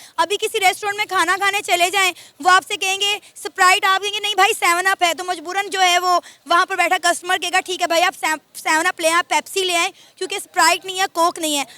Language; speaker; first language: Urdu; native; Urdu